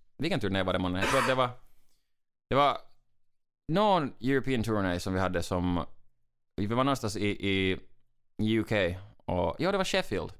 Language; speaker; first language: Swedish; native; Swedish